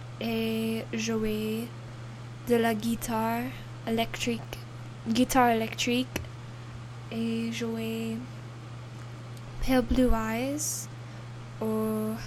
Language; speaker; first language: French; non-native, learner; English